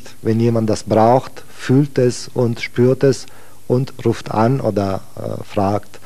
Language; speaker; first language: German; non-native, fluent; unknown